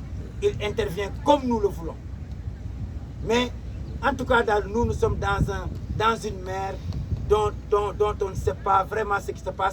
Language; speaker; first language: French; non-native, local second language; Wolof